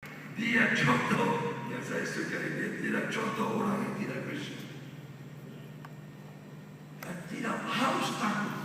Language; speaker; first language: Indonesian; non-native, learner; English